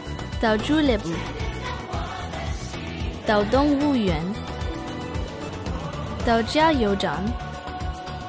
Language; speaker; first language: Chinese; non-native, learner; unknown